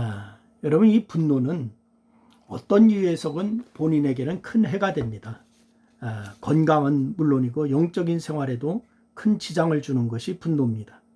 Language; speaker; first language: Korean; native; Korean